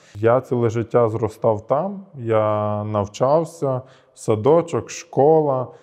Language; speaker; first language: Ukrainian; early bilingual, heritage; Ukrainian